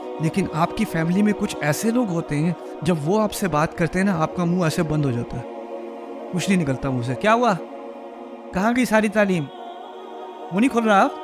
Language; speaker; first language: Urdu; early bilingual, heritage; Urdu